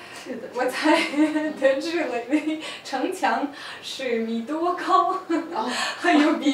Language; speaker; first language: Chinese; non-native, learner; Russian